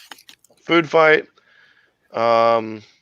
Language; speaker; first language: English; native; English